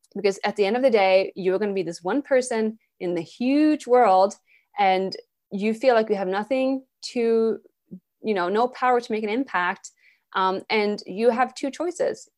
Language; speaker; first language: English; non-native, fluent; Swedish